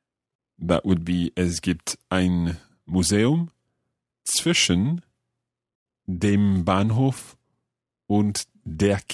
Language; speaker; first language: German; non-native, learner; English